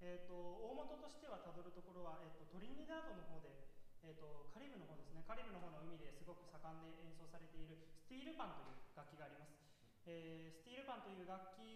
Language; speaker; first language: Japanese; native; Japanese